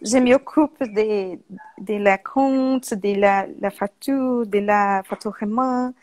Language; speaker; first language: French; non-native, learner; Portuguese